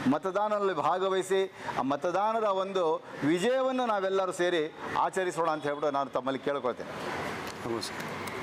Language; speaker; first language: Kannada; non-native, local second language; Marathi